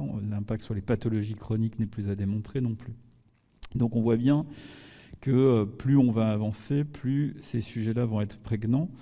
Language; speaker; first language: French; native; French